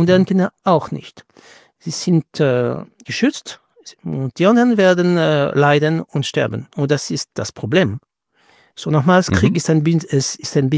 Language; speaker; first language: German; non-native, fluent; French